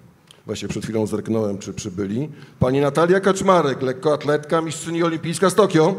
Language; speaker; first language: Polish; native; Polish